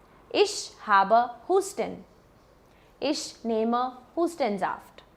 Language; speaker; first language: German; non-native, fluent; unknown